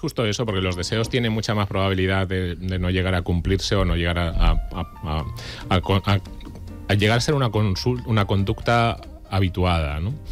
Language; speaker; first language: Spanish; native; Spanish